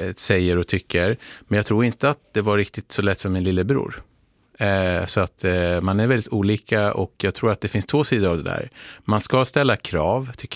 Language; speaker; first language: Swedish; native; Swedish